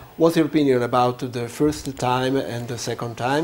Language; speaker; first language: English; non-native, learner; Italian